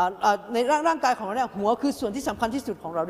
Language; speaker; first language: Thai; native; Thai